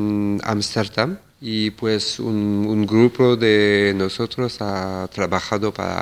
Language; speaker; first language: Spanish; non-native, fluent; French